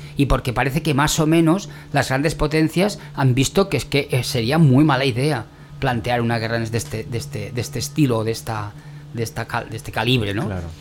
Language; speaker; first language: Spanish; native; Spanish